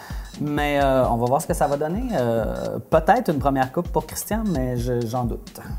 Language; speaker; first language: French; native; French